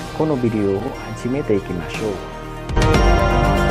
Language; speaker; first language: Japanese; non-native, learner; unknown